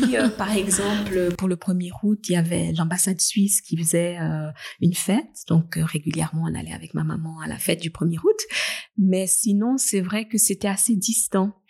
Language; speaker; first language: French; native; French